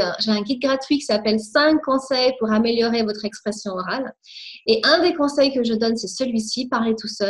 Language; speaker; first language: French; native; French